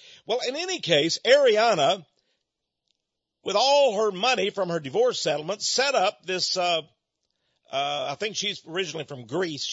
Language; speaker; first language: English; native; English